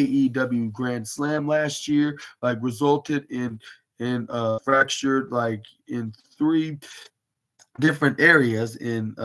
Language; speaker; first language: English; native; English